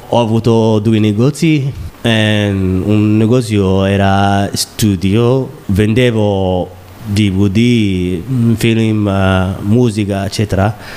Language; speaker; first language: Italian; non-native, learner; Somali